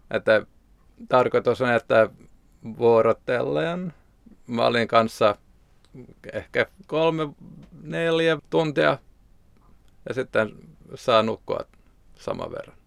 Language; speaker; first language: Finnish; non-native, local second language; Swedish